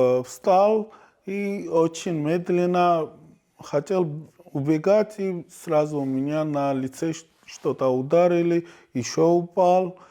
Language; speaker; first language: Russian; non-native, learner; Georgian